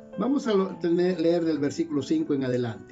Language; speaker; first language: Spanish; native; Spanish